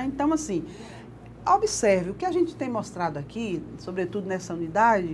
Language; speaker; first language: Portuguese; native; Portuguese